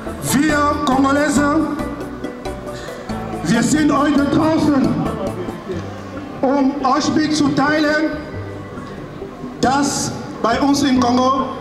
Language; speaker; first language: German; non-native, fluent; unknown